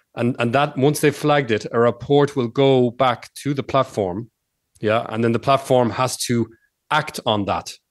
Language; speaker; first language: English; native; English